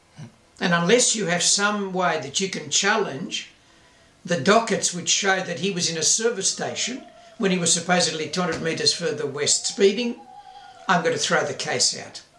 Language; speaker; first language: English; native; English